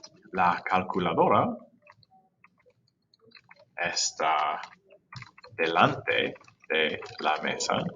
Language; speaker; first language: Spanish; non-native, fluent; English